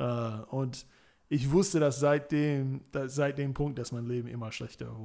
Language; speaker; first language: German; non-native, fluent; English